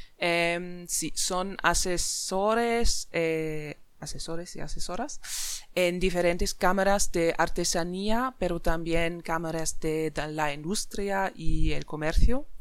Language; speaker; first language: Spanish; non-native, fluent; German